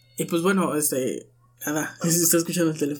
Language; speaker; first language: Spanish; native; Spanish